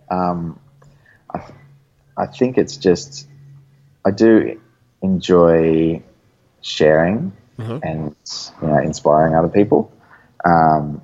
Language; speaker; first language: English; native; English